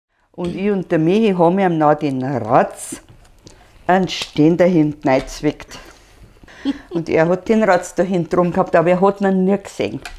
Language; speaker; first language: German; native; German